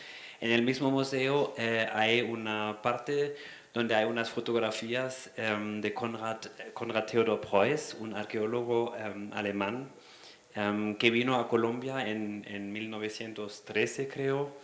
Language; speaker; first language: Spanish; non-native, fluent; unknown